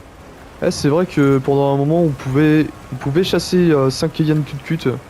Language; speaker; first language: French; native; French